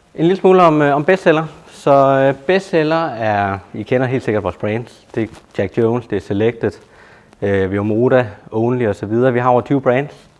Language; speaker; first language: Danish; native; Danish